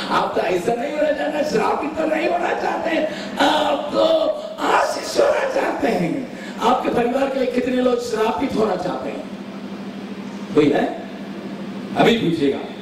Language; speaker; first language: Hindi; non-native, local second language; Tamil